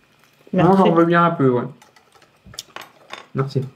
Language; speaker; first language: French; native; French